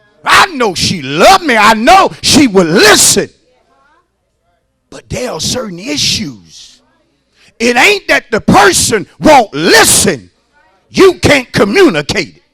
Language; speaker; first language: English; native; English